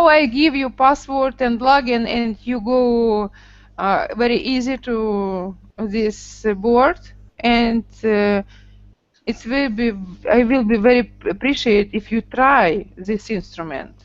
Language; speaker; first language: English; non-native, learner; Russian